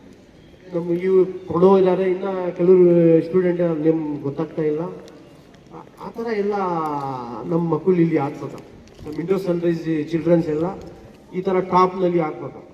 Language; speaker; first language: Kannada; non-native, local second language; Urdu